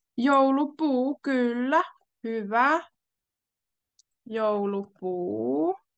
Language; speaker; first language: Finnish; native; Finnish